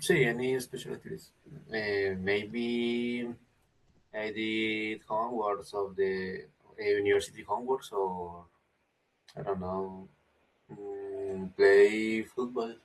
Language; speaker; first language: English; non-native, learner; Spanish